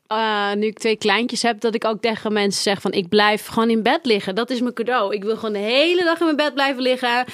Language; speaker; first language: Dutch; native; Dutch